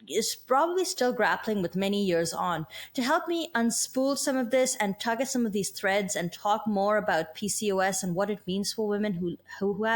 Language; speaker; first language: English; native; English